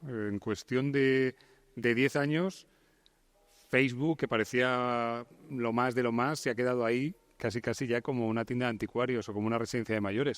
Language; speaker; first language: Spanish; native; Spanish